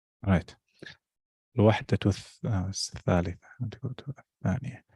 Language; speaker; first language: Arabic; non-native, fluent; English